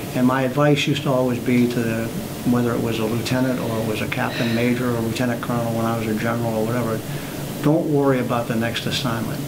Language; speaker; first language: English; native; English